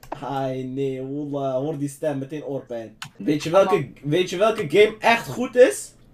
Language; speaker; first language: Dutch; early bilingual, other home language; Turkish